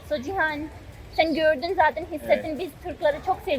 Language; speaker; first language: Turkish; non-native, learner; Urdu